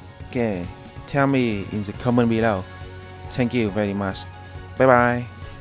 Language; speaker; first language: English; non-native, learner; Vietnamese